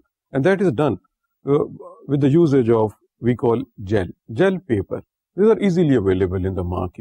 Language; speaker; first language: English; non-native, local second language; Urdu